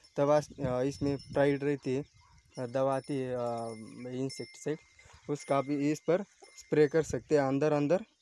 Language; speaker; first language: Hindi; non-native, local second language; Marathi